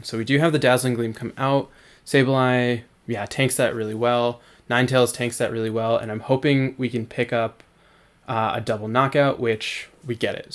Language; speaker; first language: English; native; English